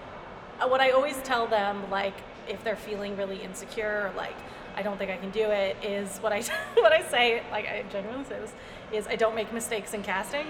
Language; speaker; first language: English; native; English